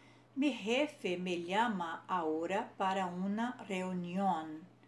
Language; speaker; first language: Spanish; non-native, fluent; Portuguese